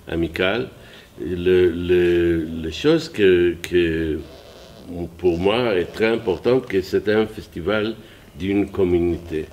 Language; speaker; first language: French; non-native, learner; Hebrew